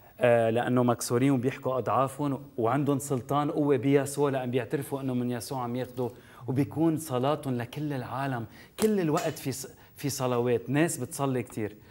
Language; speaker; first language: Arabic; native; Arabic